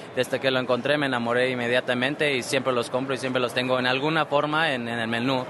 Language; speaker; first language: Spanish; early bilingual, heritage; Spanish